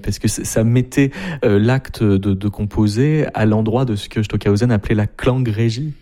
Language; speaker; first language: French; native; French